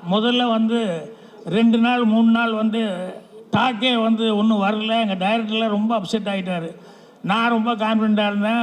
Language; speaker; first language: Tamil; native; Tamil